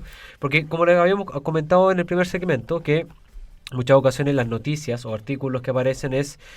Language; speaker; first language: Spanish; native; Spanish